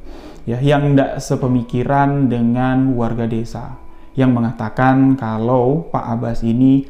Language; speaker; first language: Indonesian; native; Indonesian